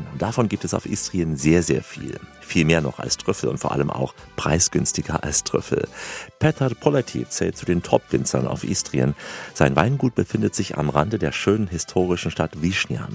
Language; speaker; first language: German; native; German